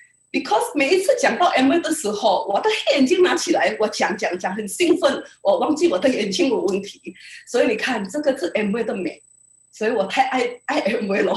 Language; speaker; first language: Chinese; early bilingual, heritage; Indonesian